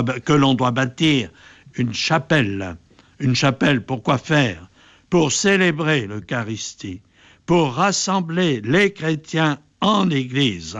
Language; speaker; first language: French; native; French